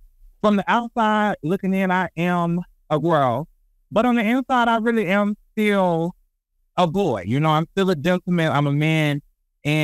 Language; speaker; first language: English; native; English